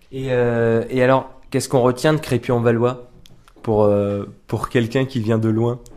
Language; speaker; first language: French; native; French